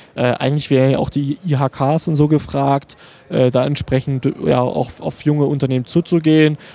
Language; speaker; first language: German; native; German